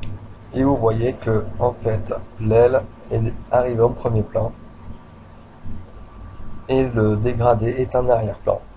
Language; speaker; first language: French; native; French